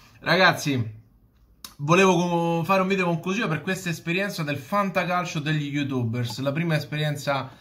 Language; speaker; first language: Italian; native; Italian